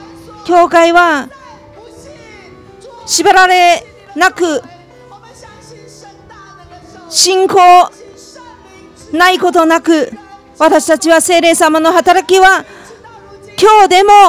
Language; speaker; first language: Japanese; non-native, fluent; Chinese